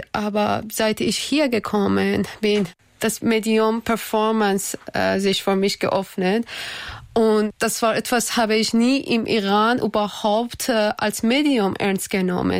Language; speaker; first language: German; non-native, learner; Persian